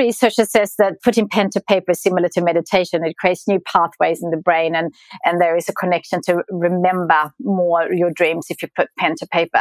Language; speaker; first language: English; non-native, fluent; Swedish